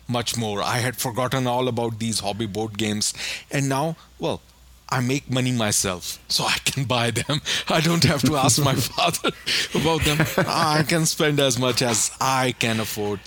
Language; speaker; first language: English; non-native, local second language; Urdu